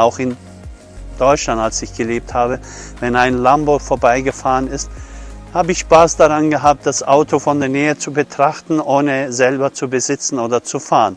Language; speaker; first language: German; non-native, fluent; Turkish